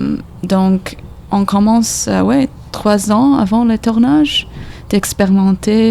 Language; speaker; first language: French; non-native, learner; English